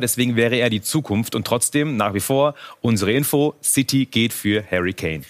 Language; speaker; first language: German; native; German